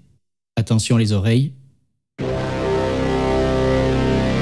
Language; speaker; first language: French; native; French